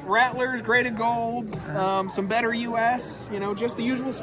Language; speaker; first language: English; native; English